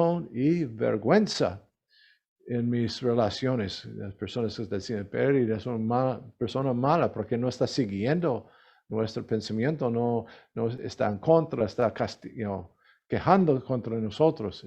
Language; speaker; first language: Spanish; non-native, learner; English